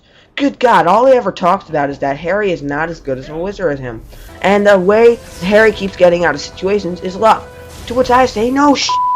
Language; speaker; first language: English; native; English